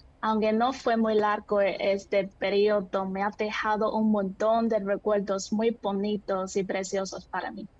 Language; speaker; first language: Spanish; non-native, fluent; Chinese